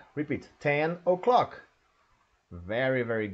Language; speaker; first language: English; non-native, learner; Portuguese